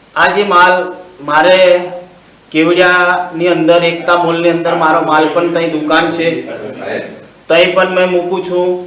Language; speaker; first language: Gujarati; non-native, local second language; Rathawi